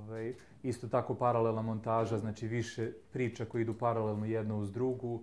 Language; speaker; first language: Serbian; native; Serbian